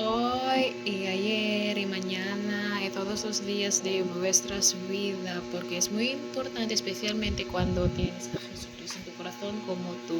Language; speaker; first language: Spanish; non-native, learner; English